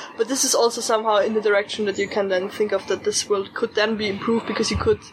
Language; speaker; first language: English; early bilingual, other home language; German